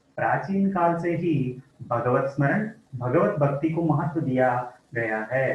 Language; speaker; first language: Hindi; non-native, local second language; Telugu